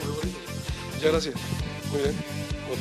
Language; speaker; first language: Spanish; native; Spanish